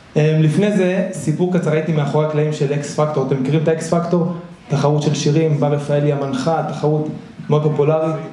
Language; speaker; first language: Hebrew; early bilingual, other home language; Spanish